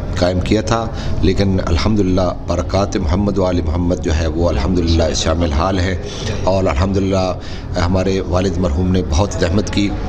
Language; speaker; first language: Urdu; non-native, local second language; Punjabi